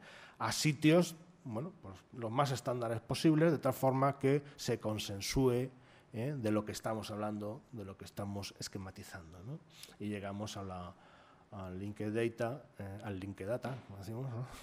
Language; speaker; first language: Spanish; native; Spanish